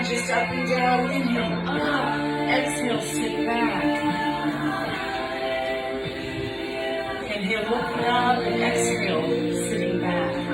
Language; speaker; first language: English; native; English